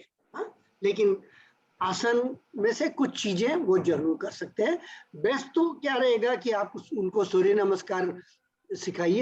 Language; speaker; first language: Hindi; native; Hindi